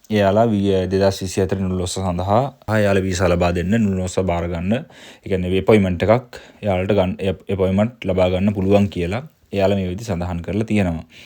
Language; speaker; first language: Sinhala; native; Sinhala